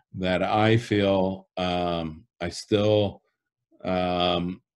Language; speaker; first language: English; native; English